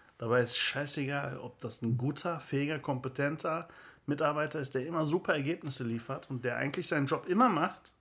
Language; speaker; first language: German; early bilingual, other home language; Turkish